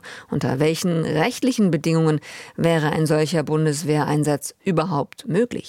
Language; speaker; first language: German; native; German